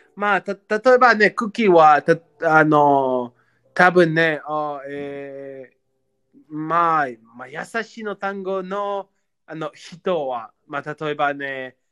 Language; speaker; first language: Japanese; non-native, learner; English